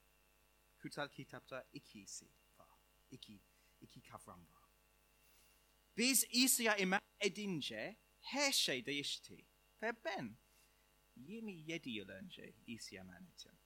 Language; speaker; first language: Turkish; non-native, fluent; English